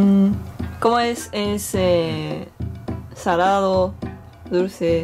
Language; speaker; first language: Spanish; non-native, fluent; Japanese